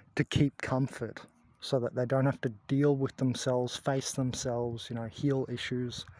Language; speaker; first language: English; native; English